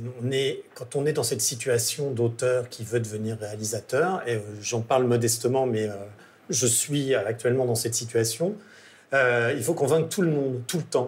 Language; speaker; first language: French; native; French